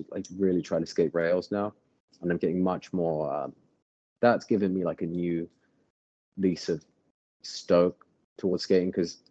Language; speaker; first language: English; native; English